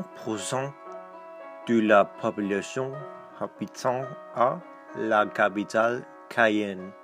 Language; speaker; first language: French; non-native, learner; Danish